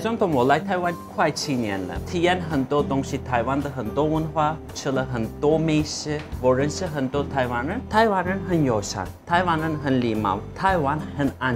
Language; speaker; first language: Chinese; non-native, fluent; Turkish